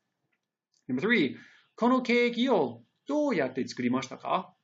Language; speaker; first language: Japanese; non-native, fluent; English